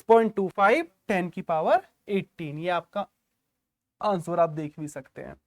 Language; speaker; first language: Hindi; native; Hindi